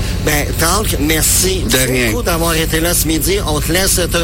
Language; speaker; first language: French; native; French